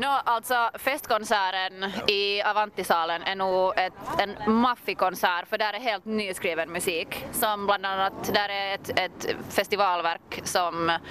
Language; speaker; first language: Swedish; native; Swedish